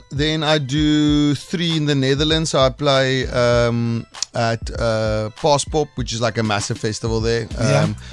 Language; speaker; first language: English; non-native, local second language; Afrikaans